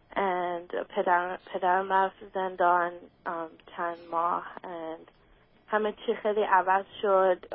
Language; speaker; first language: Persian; early bilingual, other home language; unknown